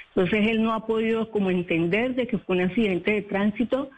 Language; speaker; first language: Spanish; native; Spanish